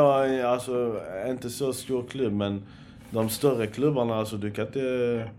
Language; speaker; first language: Swedish; early bilingual, other home language; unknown